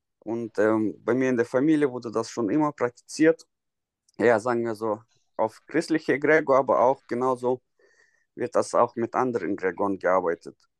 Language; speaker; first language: German; non-native, fluent; Russian